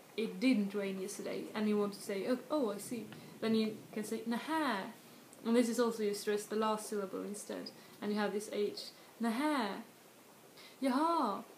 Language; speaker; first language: English; non-native, fluent; Swedish